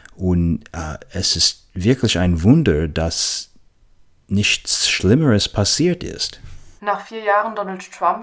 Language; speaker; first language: German; non-native, fluent; English